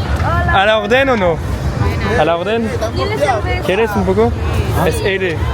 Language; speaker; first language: Spanish; non-native, learner; French